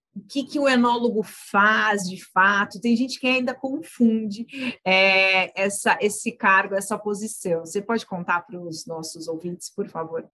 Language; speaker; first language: Portuguese; native; Portuguese